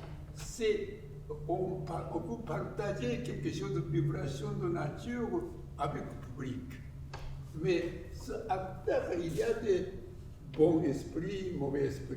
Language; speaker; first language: French; non-native, learner; Japanese